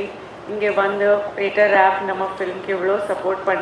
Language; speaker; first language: Tamil; non-native, fluent; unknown